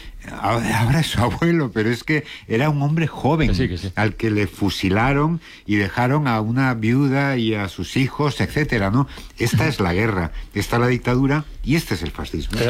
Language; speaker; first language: Spanish; native; Spanish